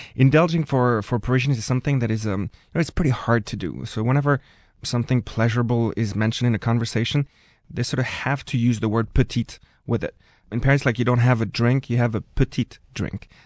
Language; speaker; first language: English; non-native, fluent; French